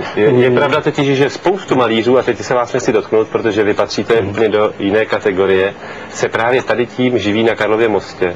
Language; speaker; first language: Czech; native; Czech